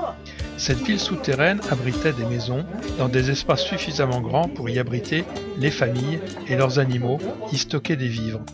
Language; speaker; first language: French; native; French